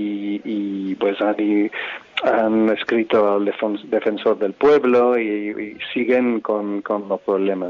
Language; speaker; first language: Spanish; non-native, fluent; English